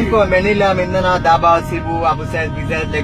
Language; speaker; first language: Filipino; non-native, learner; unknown